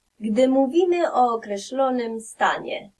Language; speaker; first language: Polish; non-native, fluent; Spanish